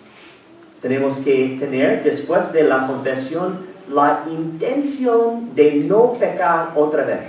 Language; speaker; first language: Spanish; non-native, fluent; English